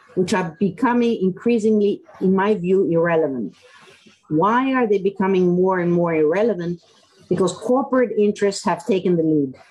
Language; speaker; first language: English; non-native, fluent; Greek